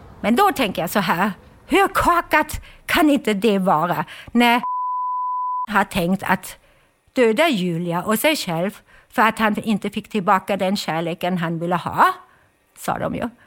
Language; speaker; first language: Swedish; non-native, fluent; German